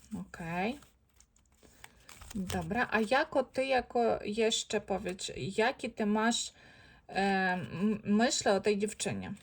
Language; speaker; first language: Polish; non-native, fluent; Ukrainian